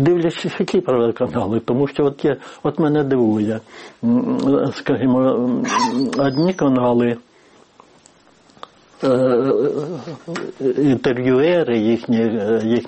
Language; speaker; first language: Ukrainian; native; Ukrainian